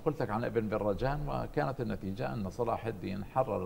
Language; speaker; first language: Arabic; native; Arabic